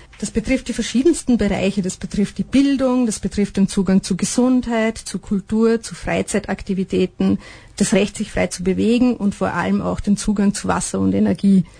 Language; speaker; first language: German; native; German